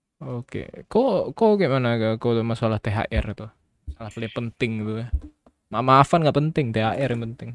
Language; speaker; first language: Indonesian; native; Indonesian